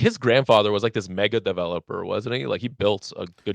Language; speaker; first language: English; native; English